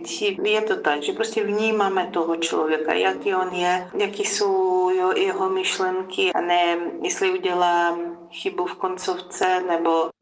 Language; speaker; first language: Czech; non-native, fluent; Ukrainian